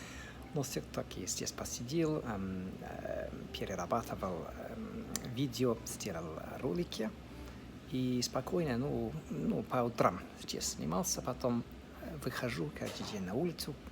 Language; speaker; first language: Russian; non-native, fluent; English